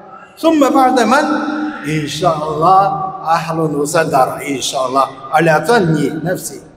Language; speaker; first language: Arabic; non-native, fluent; Chinese